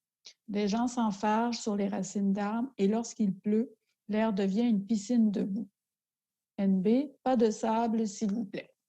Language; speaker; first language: French; native; French